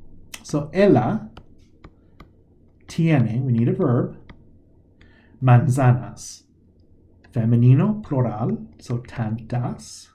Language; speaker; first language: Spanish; non-native, fluent; English